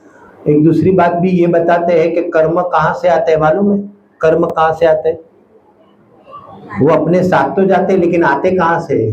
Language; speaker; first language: Hindi; non-native, local second language; Gujarati